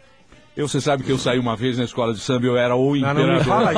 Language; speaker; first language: Portuguese; native; Portuguese